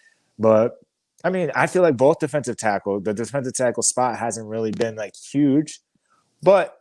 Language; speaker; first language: English; native; English